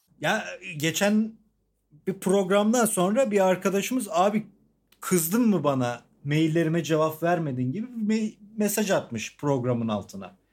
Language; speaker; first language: Turkish; native; Turkish